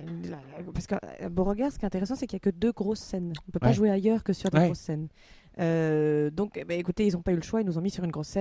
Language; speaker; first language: French; native; French